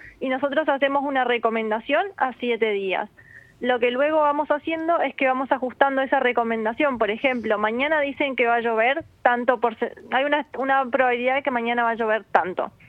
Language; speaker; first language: Spanish; native; Spanish